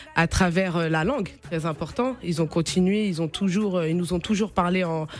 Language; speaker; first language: French; native; French